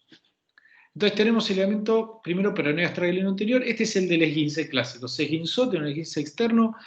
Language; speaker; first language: Spanish; native; Spanish